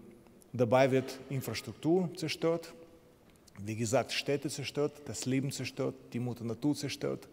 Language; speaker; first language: German; non-native, fluent; Ukrainian